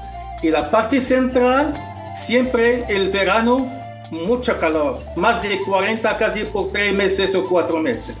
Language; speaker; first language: Spanish; non-native, fluent; Arabic